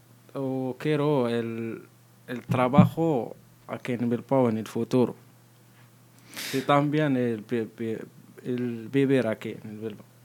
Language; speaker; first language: Spanish; non-native, learner; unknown